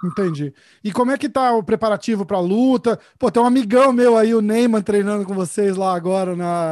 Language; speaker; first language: Portuguese; native; Portuguese